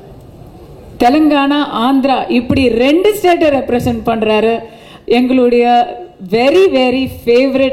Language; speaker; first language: Tamil; native; Tamil